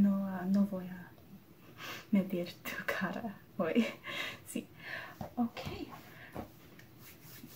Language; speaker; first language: Spanish; non-native, learner; English